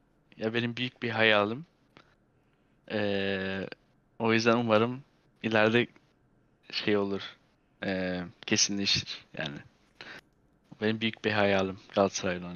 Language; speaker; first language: Turkish; early bilingual, heritage; Turkish